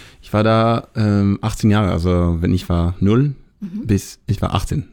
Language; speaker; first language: German; non-native, learner; Hebrew